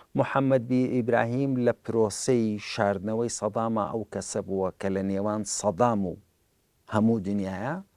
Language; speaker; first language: Central Kurdish; early bilingual, heritage; Central Kurdish